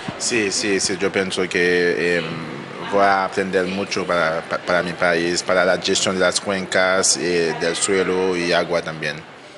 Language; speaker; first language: Spanish; non-native, learner; Haitian Creole